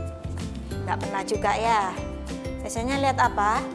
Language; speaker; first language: Indonesian; native; Indonesian